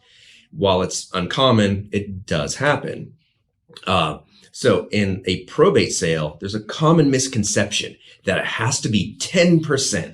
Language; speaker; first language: English; native; English